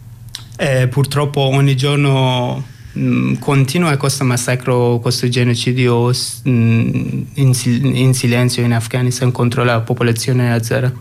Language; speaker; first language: Italian; non-native, fluent; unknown